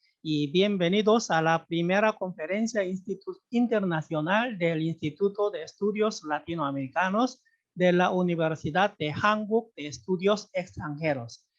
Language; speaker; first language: Spanish; non-native, fluent; Korean